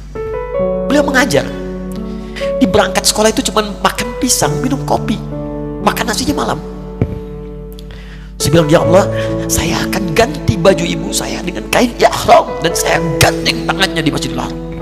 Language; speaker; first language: Indonesian; native; Indonesian